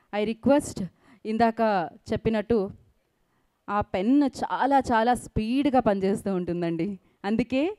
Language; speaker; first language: Telugu; native; Telugu